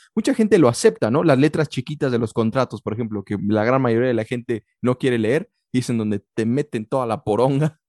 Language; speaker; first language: Spanish; early bilingual, heritage; Spanish